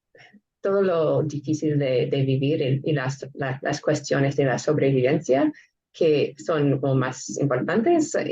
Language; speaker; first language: Spanish; non-native, fluent; English